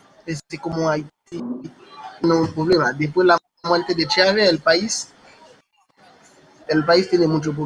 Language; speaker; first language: Spanish; non-native, learner; Haitian Creole